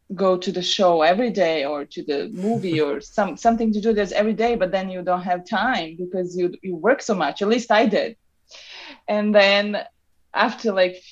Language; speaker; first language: English; non-native, fluent; Serbian